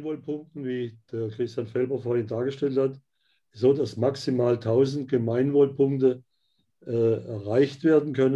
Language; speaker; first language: German; native; German